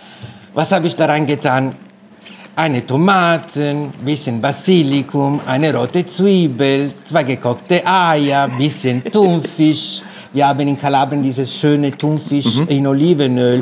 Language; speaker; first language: German; non-native, fluent; Italian